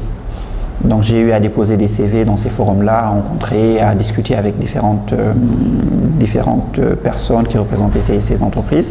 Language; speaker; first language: French; non-native, local second language; Wolof